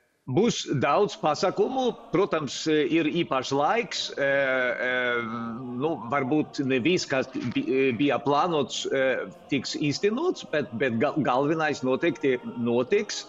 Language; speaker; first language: Latvian; non-native, fluent; Swedish